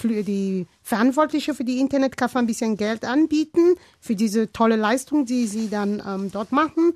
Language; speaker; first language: German; non-native, learner; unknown